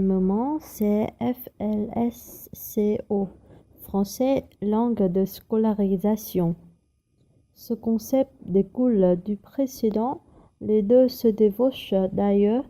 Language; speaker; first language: French; non-native, learner; Vietnamese